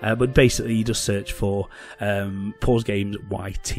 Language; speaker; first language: English; native; English